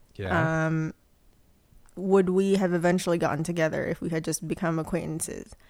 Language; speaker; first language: English; non-native, local second language; Filipino